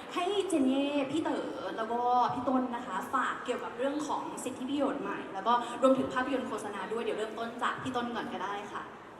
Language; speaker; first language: Thai; native; Thai